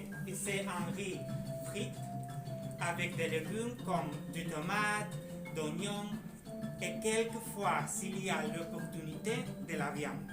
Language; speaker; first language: French; non-native, learner; Spanish